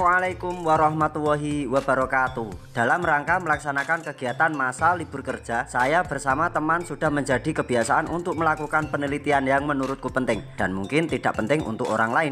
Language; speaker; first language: Indonesian; non-native, local second language; Javanese